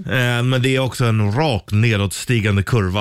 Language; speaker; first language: Swedish; native; Swedish